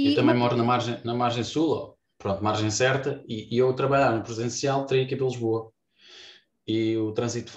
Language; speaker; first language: Portuguese; native; Portuguese